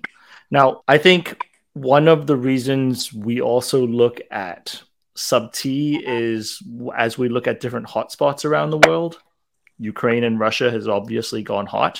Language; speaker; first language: English; non-native, local second language; Cantonese